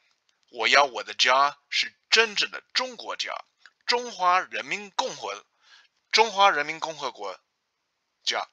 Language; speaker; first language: Chinese; non-native, learner; English